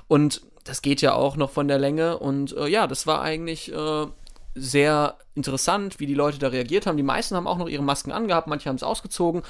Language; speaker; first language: German; native; German